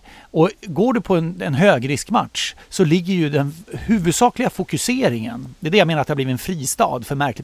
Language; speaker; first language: Swedish; native; Swedish